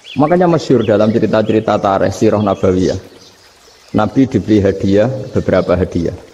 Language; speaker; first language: Indonesian; non-native, local second language; Javanese